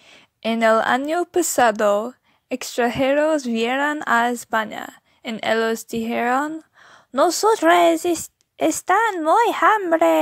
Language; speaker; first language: Spanish; non-native, learner; English